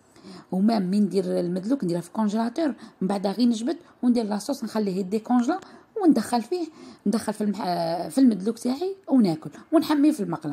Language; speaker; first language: Arabic; native; Arabic